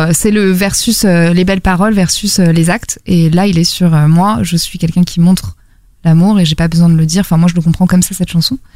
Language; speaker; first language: French; native; French